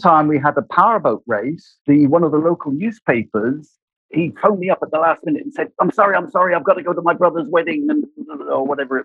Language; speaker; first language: English; native; English